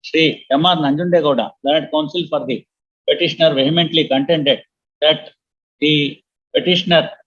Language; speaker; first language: English; non-native, local second language; Kannada